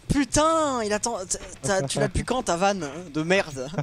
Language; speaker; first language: French; native; French